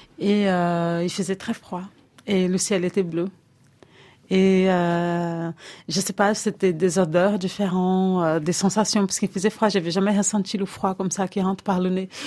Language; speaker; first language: French; non-native, fluent; Portuguese